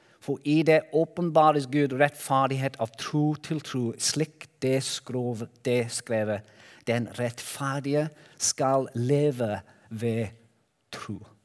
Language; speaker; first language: Norwegian; non-native, learner; Welsh